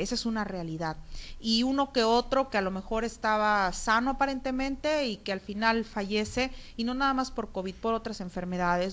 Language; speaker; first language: Spanish; native; Spanish